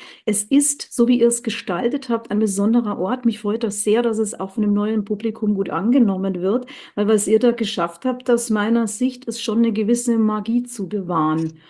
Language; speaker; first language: German; native; German